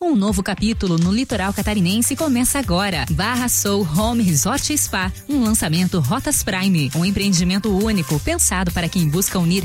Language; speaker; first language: Portuguese; native; Portuguese